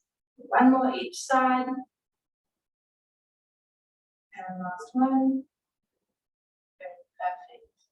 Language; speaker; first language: English; native; English